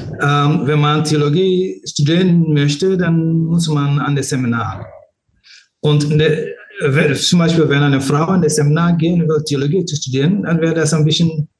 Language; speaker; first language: German; non-native, learner; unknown